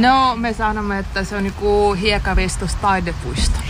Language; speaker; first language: Finnish; non-native, learner; Russian